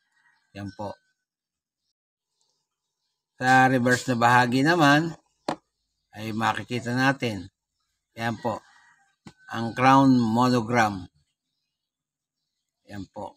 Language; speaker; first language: Filipino; native; Filipino